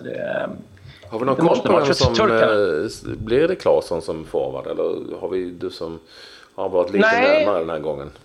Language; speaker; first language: Swedish; native; Swedish